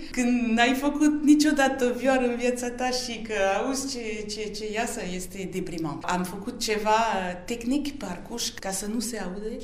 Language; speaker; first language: Romanian; early bilingual, heritage; Romanian